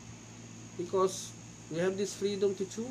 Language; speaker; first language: English; non-native, local second language; Filipino